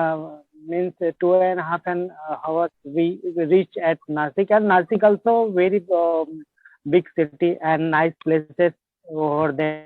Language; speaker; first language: English; non-native, learner; Marathi